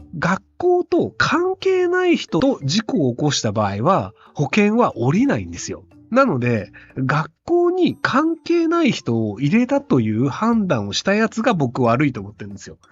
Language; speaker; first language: Japanese; native; Japanese